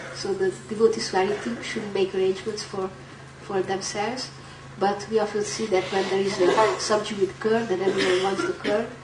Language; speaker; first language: English; non-native, fluent; Hungarian